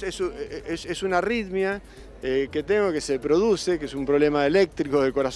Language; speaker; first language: Spanish; native; Spanish